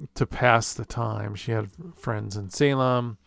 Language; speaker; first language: English; native; English